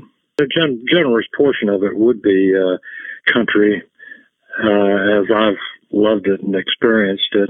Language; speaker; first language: English; native; English